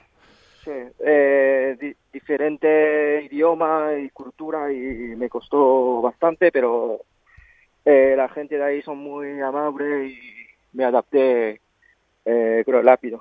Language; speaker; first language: Spanish; non-native, learner; Japanese